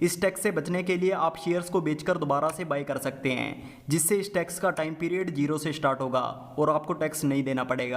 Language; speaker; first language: Hindi; native; Hindi